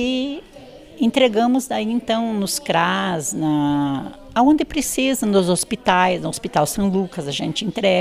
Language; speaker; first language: Portuguese; native; Portuguese